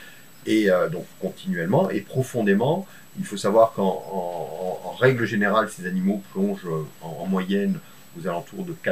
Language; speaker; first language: French; native; French